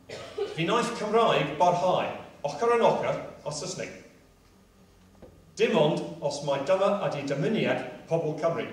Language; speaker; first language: Welsh; non-native, fluent; English